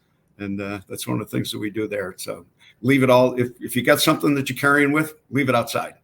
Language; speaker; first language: English; native; English